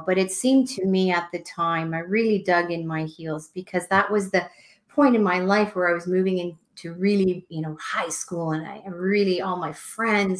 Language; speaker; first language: English; native; English